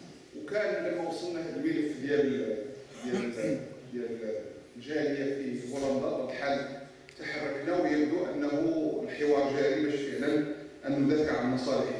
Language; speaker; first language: Arabic; native; Arabic